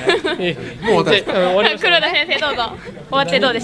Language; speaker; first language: Japanese; native; Japanese